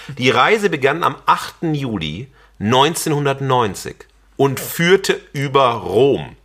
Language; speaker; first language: German; native; German